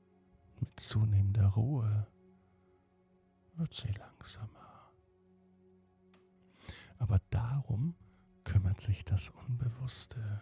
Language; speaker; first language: German; native; German